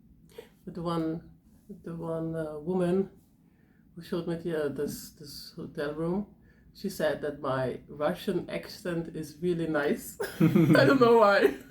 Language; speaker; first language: English; non-native, fluent; German